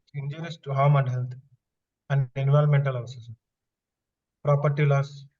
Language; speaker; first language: English; non-native, local second language; Telugu